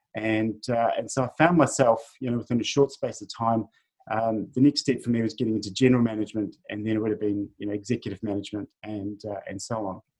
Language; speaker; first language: English; native; English